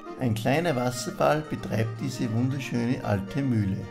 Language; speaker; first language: German; native; German